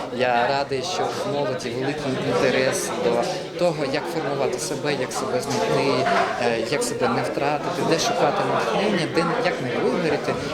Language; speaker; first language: Ukrainian; native; Ukrainian